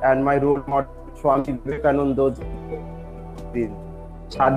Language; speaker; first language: English; non-native, local second language; Bangla